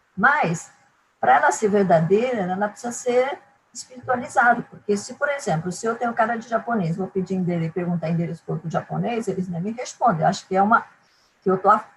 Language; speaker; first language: Portuguese; early bilingual, other home language; Japanese